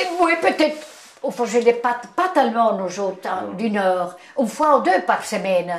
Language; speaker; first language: French; non-native, fluent; Italian